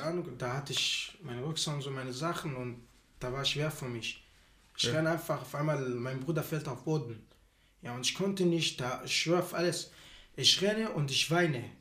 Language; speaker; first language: German; non-native, learner; Arabic